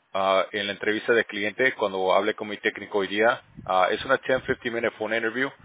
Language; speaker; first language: Spanish; early bilingual, heritage; Spanish